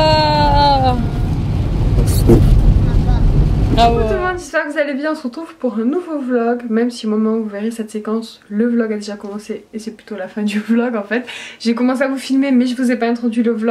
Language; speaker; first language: French; native; French